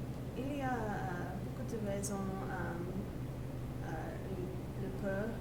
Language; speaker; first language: French; non-native, learner; English